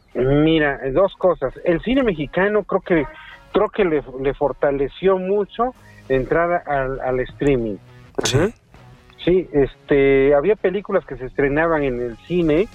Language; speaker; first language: Spanish; native; Spanish